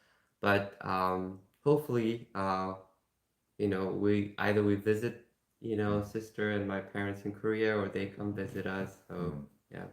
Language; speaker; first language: English; non-native, fluent; Korean